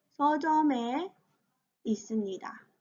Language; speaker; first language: Korean; non-native, fluent; Burmese